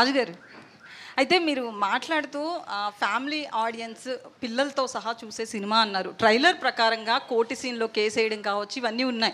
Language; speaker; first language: Telugu; native; Telugu